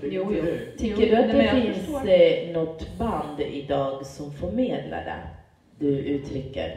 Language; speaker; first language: Swedish; native; Swedish